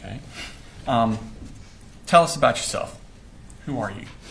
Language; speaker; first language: English; native; English